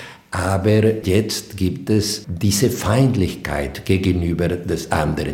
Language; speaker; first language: German; non-native, fluent; Spanish